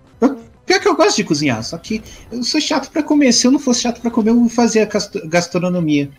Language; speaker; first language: Portuguese; native; Portuguese